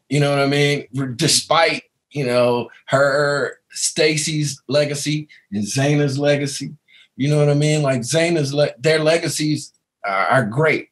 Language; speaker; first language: English; native; English